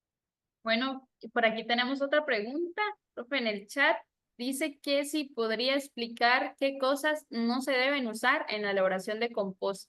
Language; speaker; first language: Spanish; native; Spanish